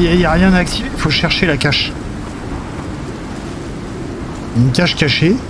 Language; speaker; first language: French; native; French